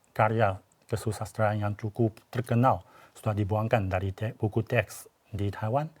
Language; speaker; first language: Malay; non-native, fluent; Chinese